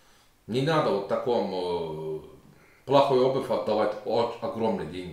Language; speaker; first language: Russian; non-native, learner; Turkish